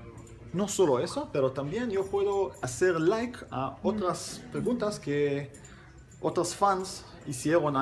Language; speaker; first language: Spanish; non-native, learner; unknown